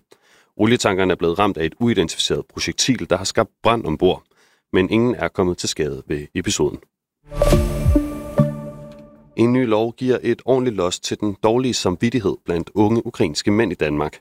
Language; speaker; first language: Danish; native; Danish